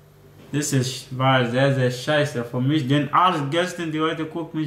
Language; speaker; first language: German; non-native, learner; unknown